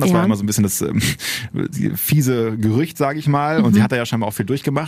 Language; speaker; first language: German; native; German